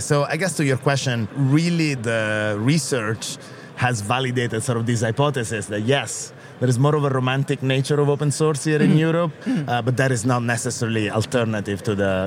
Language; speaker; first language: English; non-native, fluent; Italian